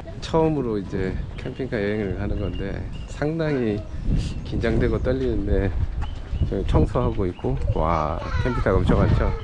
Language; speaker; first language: Korean; native; Korean